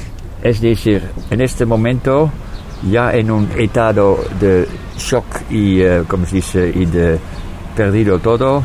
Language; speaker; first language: Spanish; non-native, fluent; Dutch